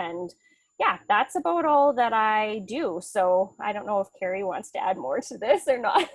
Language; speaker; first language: English; native; English